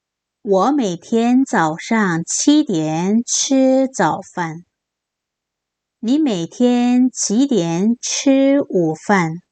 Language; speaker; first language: Chinese; non-native, fluent; Korean